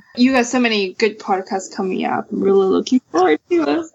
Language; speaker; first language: English; non-native, fluent; Chinese